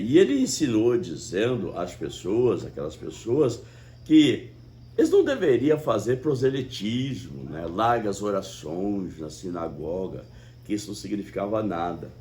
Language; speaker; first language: Portuguese; native; Portuguese